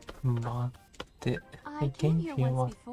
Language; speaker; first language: English; non-native, learner; Japanese